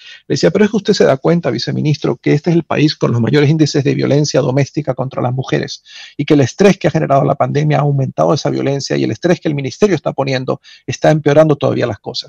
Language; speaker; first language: Spanish; native; Spanish